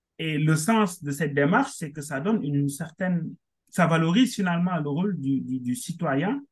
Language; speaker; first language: French; non-native, local second language; Wolof